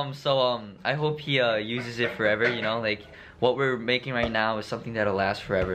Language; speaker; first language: English; early bilingual, other home language; Korean